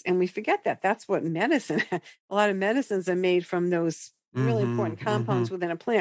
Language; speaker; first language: English; native; English